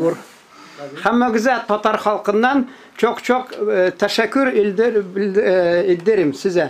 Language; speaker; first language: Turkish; non-native, learner; Tatar